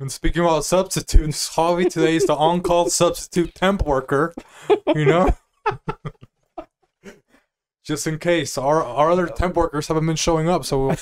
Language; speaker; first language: English; native; English